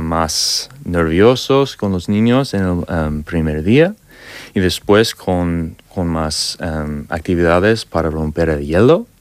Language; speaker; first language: Spanish; non-native, learner; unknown